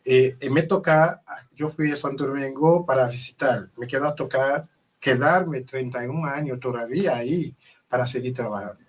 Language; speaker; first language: Spanish; non-native, learner; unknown